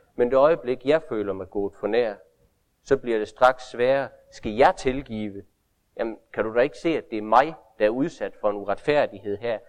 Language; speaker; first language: Danish; native; Danish